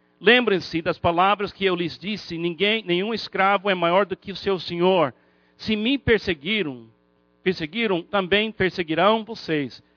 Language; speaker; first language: Portuguese; non-native, fluent; English